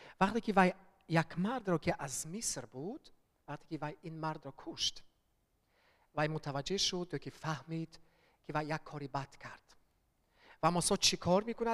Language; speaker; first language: Persian; early bilingual, heritage; Persian